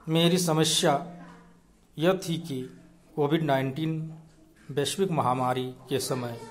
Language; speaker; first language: Hindi; native; Hindi